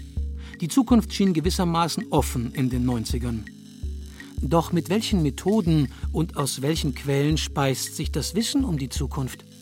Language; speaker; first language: German; native; German